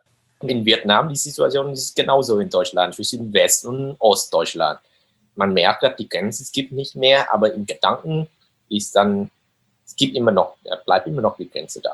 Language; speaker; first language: German; non-native, fluent; Vietnamese